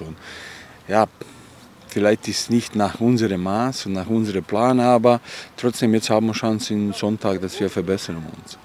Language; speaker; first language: German; non-native, learner; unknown